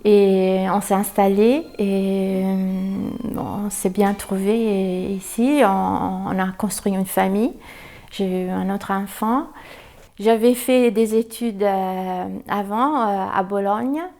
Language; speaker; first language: French; non-native, fluent; Italian